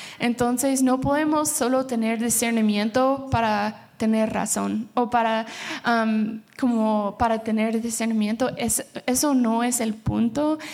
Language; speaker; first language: Spanish; early bilingual, heritage; Spanish